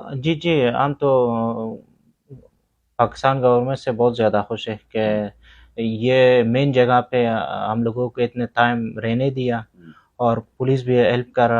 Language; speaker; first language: Hindi; non-native, learner; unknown